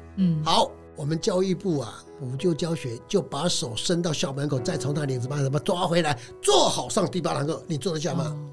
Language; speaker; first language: Chinese; native; Chinese